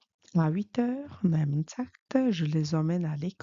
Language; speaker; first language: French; non-native, fluent; Mongolian